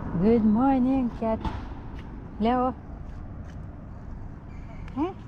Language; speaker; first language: English; non-native, learner; Turkish